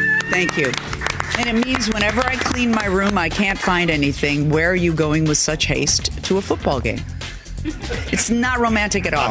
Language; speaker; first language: English; native; English